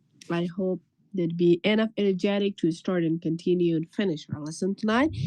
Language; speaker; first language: English; non-native, fluent; Persian